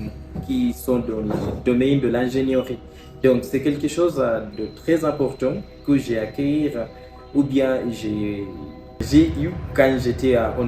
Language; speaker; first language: French; non-native, fluent; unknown